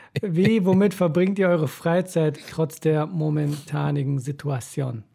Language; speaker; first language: German; early bilingual, other home language; Persian